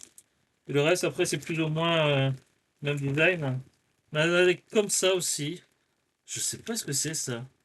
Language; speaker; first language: French; native; French